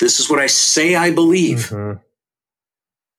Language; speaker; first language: English; native; English